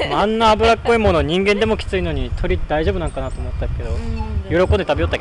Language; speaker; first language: Japanese; native; Japanese